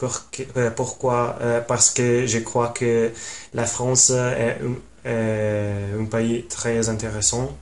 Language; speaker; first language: French; non-native, learner; Italian